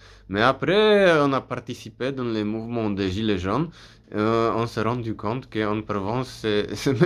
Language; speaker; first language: French; non-native, fluent; Polish